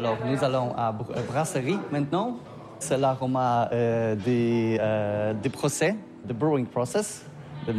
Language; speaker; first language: French; non-native, learner; Polish